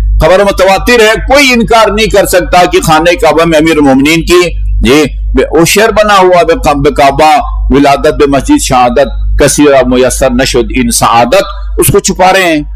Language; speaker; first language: Urdu; non-native, local second language; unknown